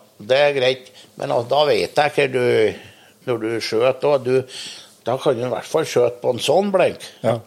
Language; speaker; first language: Norwegian; native; Norwegian